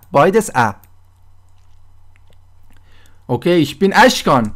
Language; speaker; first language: German; non-native, fluent; Persian